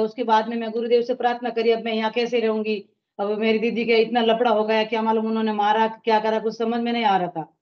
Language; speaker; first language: Hindi; native; Hindi